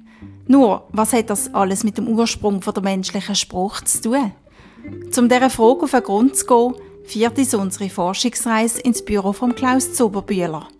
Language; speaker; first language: German; native; German